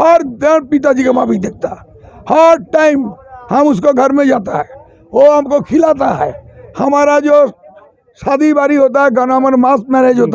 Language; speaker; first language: Hindi; non-native, local second language; Bangla